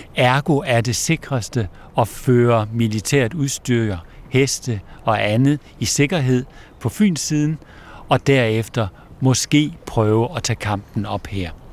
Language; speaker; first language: Danish; native; Danish